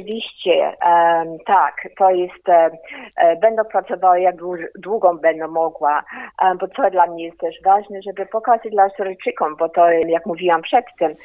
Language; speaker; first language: Polish; early bilingual, heritage; Polish